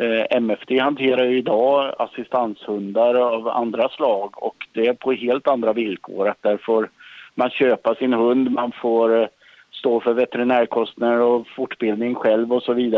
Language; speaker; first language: Swedish; native; Swedish